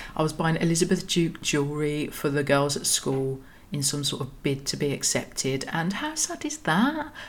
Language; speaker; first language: English; native; English